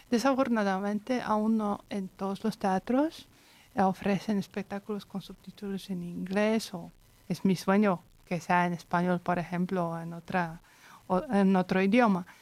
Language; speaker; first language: Spanish; non-native, fluent; Polish